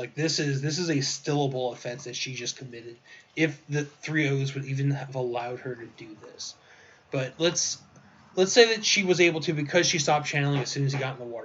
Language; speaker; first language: English; native; English